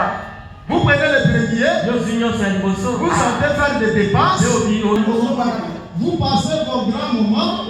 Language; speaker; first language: French; non-native, local second language; Lingala